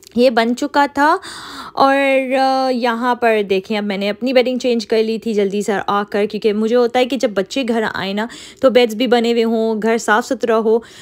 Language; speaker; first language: Urdu; native; Urdu